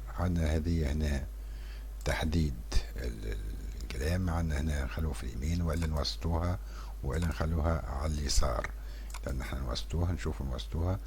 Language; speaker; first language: Arabic; native; Arabic